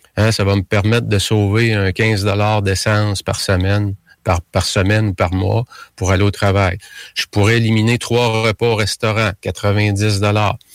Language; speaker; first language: French; native; French